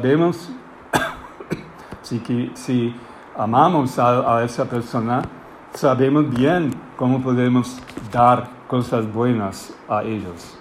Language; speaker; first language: Spanish; non-native, fluent; English